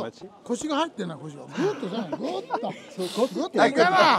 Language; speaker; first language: Japanese; native; Japanese